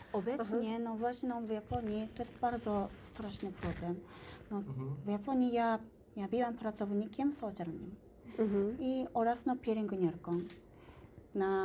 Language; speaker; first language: Polish; non-native, learner; Japanese